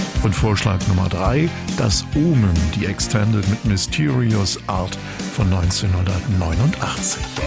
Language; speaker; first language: German; native; German